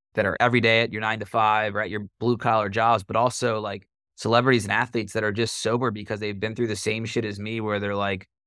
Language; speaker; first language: English; native; English